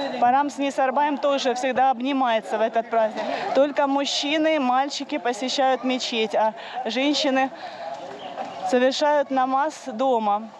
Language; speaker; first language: Russian; native; Russian